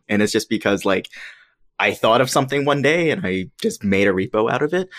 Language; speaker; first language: English; native; English